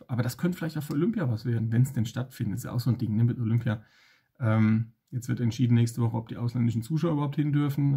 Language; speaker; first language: German; native; German